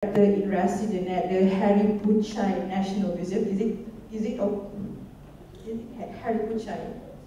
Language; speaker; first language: English; non-native, local second language; Malay